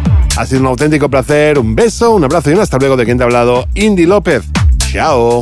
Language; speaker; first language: Spanish; native; Spanish